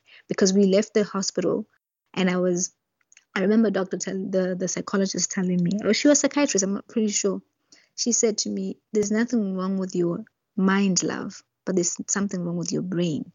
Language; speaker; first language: English; non-native, local second language; Southern Sotho